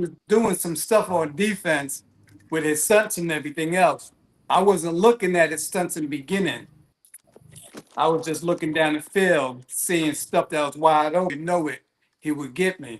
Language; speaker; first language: English; native; English